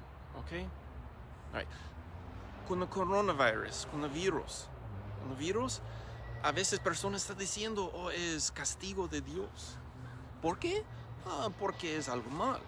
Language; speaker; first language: Spanish; non-native, learner; English